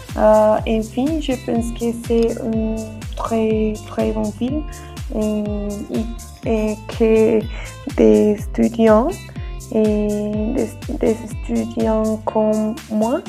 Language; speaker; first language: French; non-native, learner; Spanish